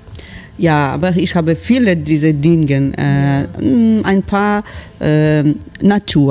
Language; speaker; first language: German; non-native, learner; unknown